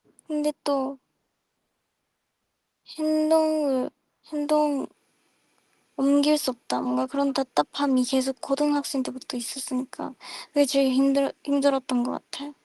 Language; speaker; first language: Korean; non-native, fluent; Japanese